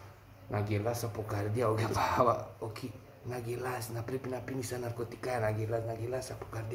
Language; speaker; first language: Greek; non-native, fluent; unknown